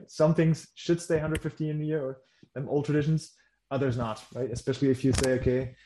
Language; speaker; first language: English; non-native, fluent; German